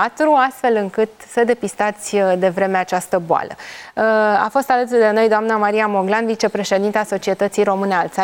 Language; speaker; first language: Romanian; native; Romanian